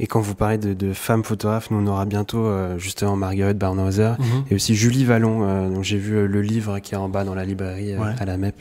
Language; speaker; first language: French; native; French